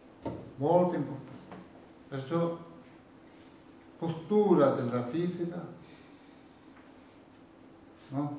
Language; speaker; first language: Italian; non-native, learner; Tibetan